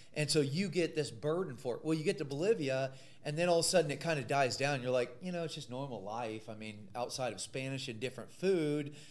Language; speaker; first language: English; native; English